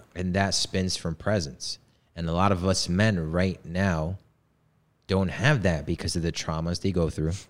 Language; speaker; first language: English; early bilingual, other home language; Polish